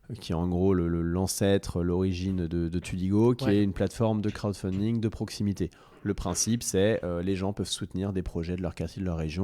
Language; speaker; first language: French; native; French